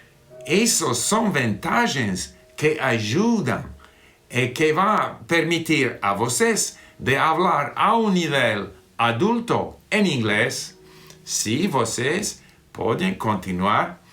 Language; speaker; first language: Portuguese; non-native, fluent; English